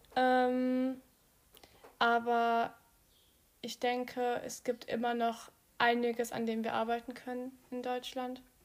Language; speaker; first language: German; early bilingual, other home language; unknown